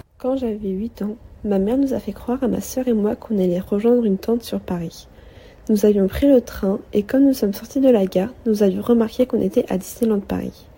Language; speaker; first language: French; native; French